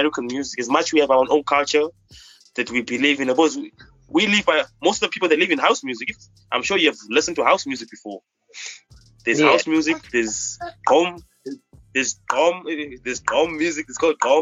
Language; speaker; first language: English; non-native, local second language; Xhosa